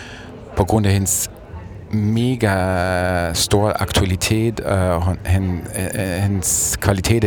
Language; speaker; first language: Danish; non-native, fluent; German